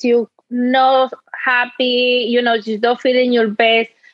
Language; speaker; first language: English; non-native, fluent; Spanish